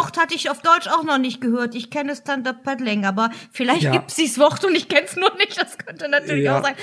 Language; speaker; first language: German; native; German